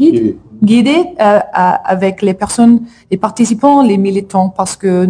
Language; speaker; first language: French; non-native, learner; English